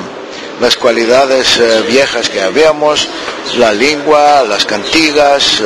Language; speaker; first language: Spanish; early bilingual, heritage; Ladino